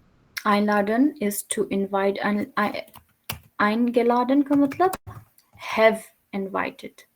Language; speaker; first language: German; non-native, fluent; Urdu